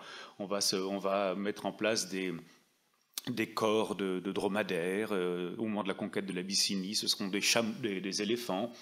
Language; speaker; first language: French; native; French